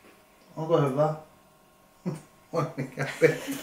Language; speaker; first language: Finnish; non-native, local second language; Swedish